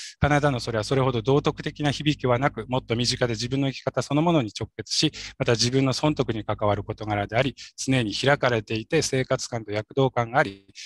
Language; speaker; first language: Japanese; native; Japanese